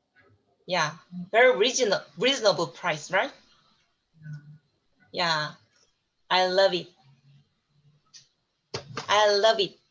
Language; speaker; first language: English; non-native, learner; Korean